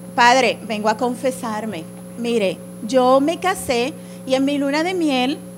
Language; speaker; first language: Spanish; early bilingual, heritage; Spanish